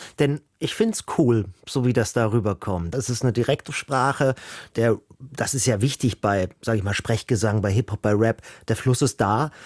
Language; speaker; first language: German; native; German